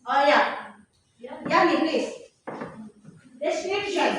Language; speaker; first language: English; non-native, fluent; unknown